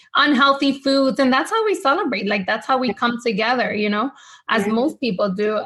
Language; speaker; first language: English; non-native, fluent; Spanish